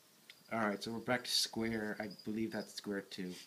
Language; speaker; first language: English; native; English